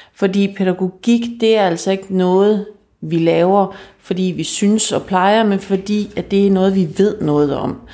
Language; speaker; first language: Danish; native; Danish